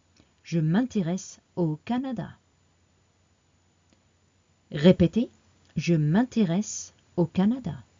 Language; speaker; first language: French; non-native, fluent; English